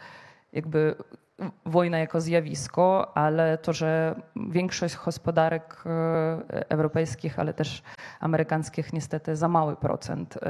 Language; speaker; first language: Polish; non-native, fluent; Ukrainian